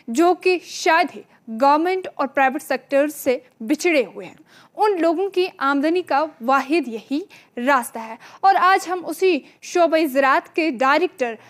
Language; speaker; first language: Urdu; non-native, local second language; Kashmiri